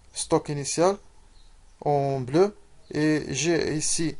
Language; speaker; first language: French; non-native, local second language; Arabic